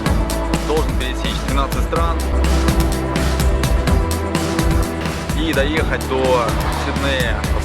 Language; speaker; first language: Russian; native; Russian